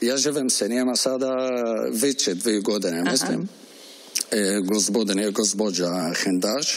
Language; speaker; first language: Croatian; non-native, learner; Arabic